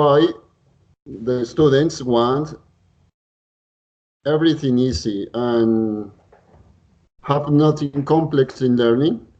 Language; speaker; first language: English; non-native, learner; Spanish